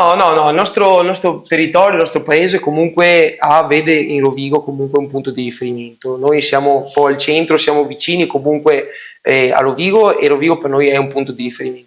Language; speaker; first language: Italian; native; Italian